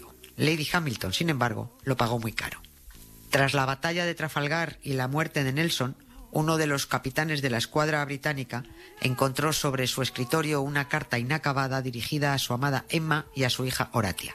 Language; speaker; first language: Spanish; native; Spanish